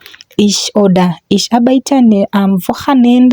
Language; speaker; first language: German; non-native, fluent; English